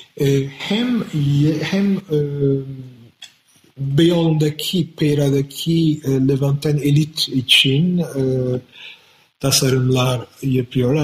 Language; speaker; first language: Turkish; non-native, fluent; Italian